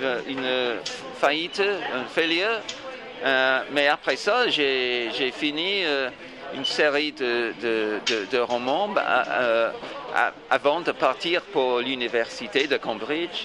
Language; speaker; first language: French; non-native, fluent; English